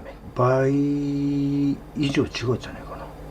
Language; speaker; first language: Japanese; native; Japanese